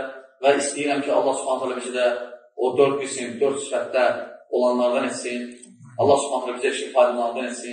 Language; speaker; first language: Turkish; non-native, learner; Azerbaijani